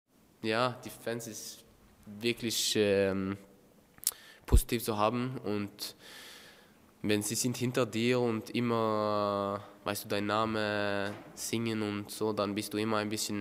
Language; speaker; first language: German; non-native, learner; Norwegian